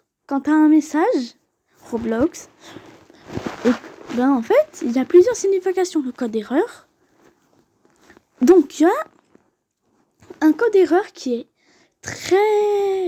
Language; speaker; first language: French; native; French